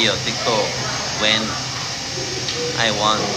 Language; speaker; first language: English; non-native, learner; Thai